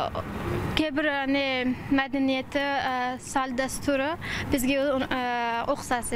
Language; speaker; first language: Kazakh; non-native, learner; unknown